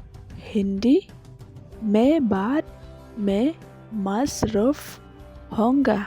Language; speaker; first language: Hindi; non-native, learner; Khasi